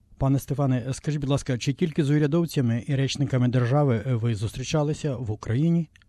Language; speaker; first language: Ukrainian; native; Ukrainian